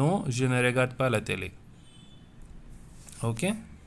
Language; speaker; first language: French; non-native, fluent; Tamil